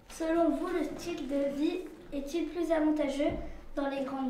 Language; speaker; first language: French; native; French